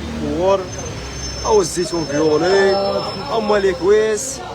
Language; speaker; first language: Arabic; native; Arabic